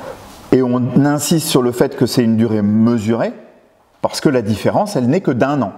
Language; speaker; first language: French; native; French